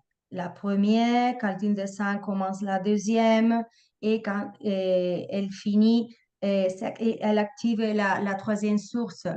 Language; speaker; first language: French; non-native, fluent; Spanish